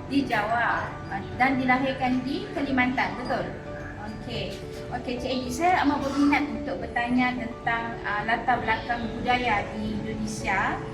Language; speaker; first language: Malay; native; Malay